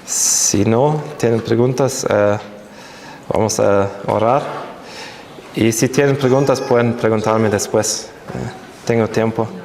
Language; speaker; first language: Spanish; non-native, fluent; German